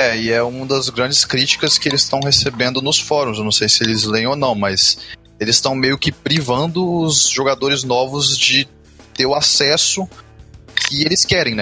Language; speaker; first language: Portuguese; native; Portuguese